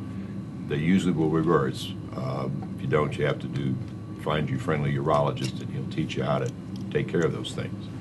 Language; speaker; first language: English; native; English